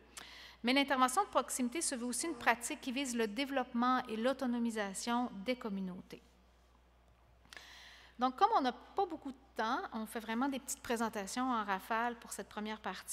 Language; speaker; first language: French; native; French